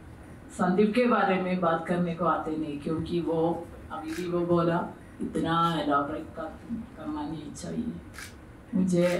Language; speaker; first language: Hindi; non-native, local second language; Malayalam